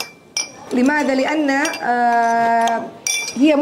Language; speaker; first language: Arabic; non-native, learner; Indonesian